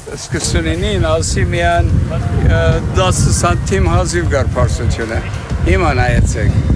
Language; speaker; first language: Armenian; early bilingual, heritage; Armenian